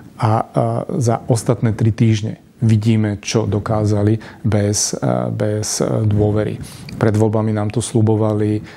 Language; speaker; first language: Slovak; native; Slovak